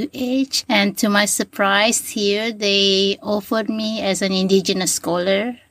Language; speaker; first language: English; non-native, fluent; Sasak